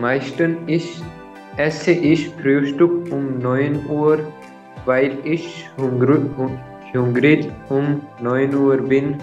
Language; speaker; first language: German; non-native, learner; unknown